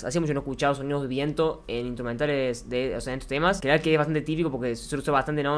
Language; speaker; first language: Spanish; native; Spanish